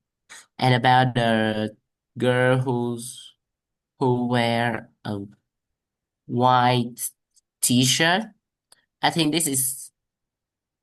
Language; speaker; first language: English; non-native, learner; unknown